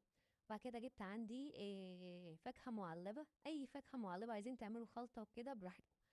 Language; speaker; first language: Arabic; native; Arabic